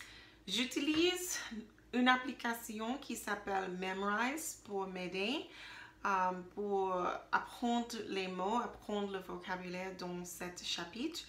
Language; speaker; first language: French; non-native, learner; English